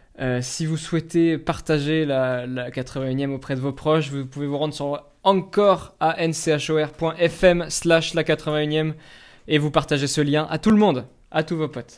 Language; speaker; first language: French; native; French